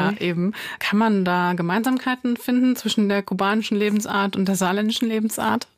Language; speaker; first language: German; native; German